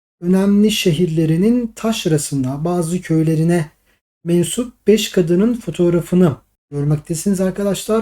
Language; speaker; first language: Turkish; native; Turkish